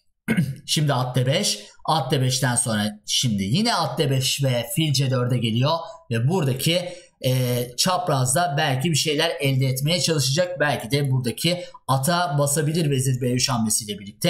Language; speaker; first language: Turkish; native; Turkish